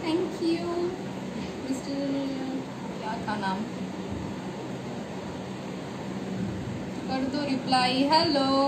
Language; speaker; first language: Hindi; non-native, local second language; Bangla